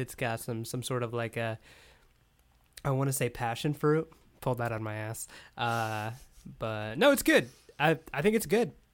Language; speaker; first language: English; native; English